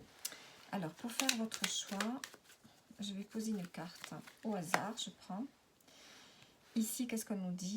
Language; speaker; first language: French; native; French